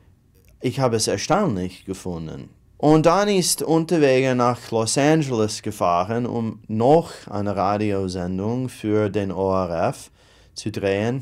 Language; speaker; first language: German; non-native, fluent; English